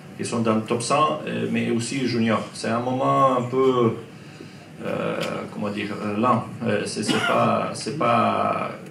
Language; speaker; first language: French; non-native, learner; Croatian